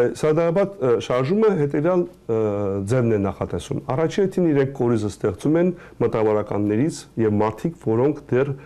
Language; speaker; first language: Armenian; early bilingual, heritage; Armenian